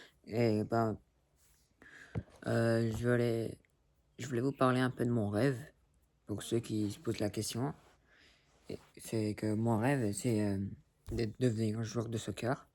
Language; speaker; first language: French; early bilingual, other home language; Spanish